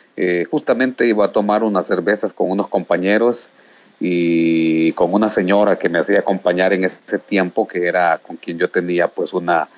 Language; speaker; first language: Spanish; native; Spanish